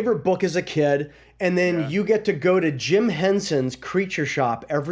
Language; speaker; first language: English; native; English